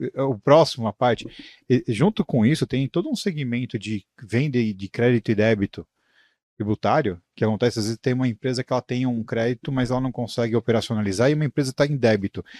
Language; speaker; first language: Portuguese; native; Portuguese